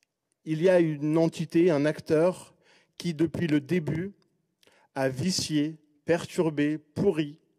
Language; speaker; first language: French; native; French